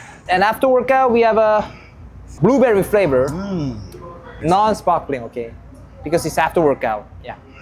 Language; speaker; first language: English; non-native, fluent; Korean